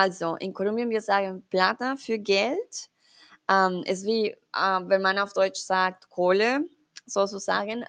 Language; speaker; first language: German; non-native, learner; Spanish